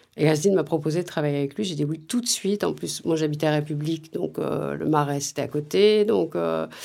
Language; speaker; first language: French; native; French